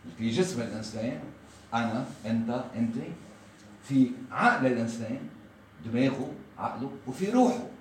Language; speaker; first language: Arabic; native; Arabic